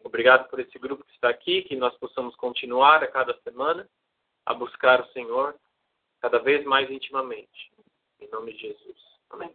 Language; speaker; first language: Portuguese; native; Portuguese